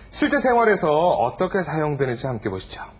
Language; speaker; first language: Korean; native; Korean